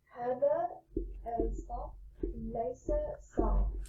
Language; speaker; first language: Arabic; non-native, learner; English